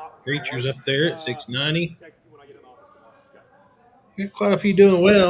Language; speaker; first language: English; native; English